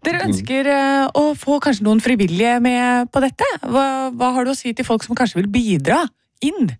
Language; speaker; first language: Norwegian; native; Norwegian